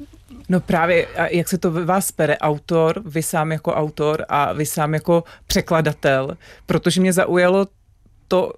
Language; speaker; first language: Czech; native; Czech